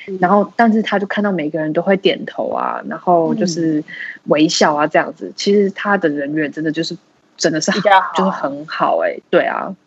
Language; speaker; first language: Chinese; native; Chinese